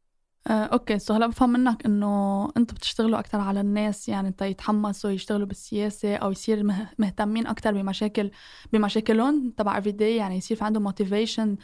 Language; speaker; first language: Arabic; native; Arabic